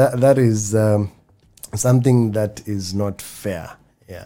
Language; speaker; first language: English; non-native, local second language; Swahili